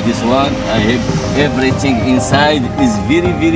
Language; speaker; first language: English; non-native, learner; Arabic